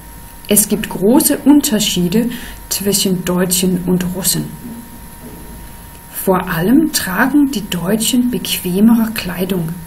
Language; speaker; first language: German; non-native, fluent; Danish